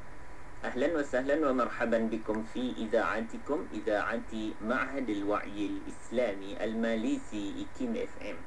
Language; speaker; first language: Arabic; non-native, fluent; Malay